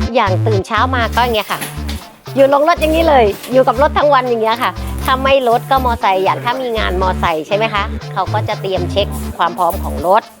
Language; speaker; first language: Thai; native; Thai